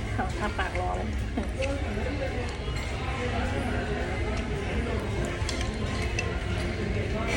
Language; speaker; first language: Thai; native; Thai